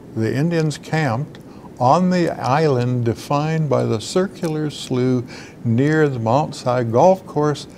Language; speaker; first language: English; native; English